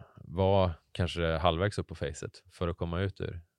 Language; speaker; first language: Swedish; native; Swedish